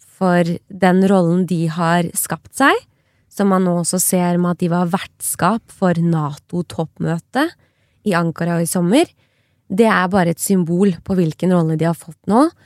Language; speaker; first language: Norwegian; early bilingual, other home language; Persian